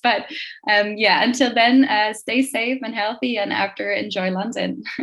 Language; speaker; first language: English; non-native, fluent; German